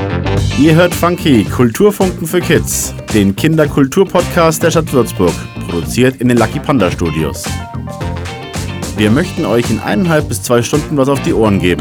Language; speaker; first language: German; native; German